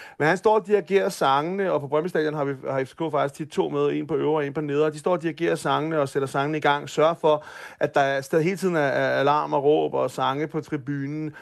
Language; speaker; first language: Danish; native; Danish